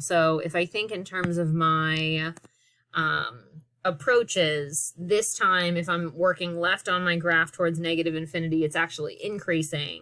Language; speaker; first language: English; native; English